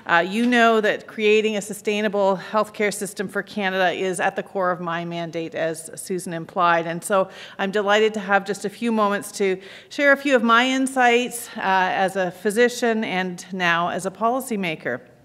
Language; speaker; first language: English; native; English